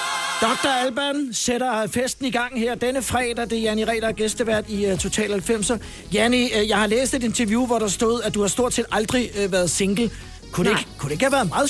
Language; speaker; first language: Danish; native; Danish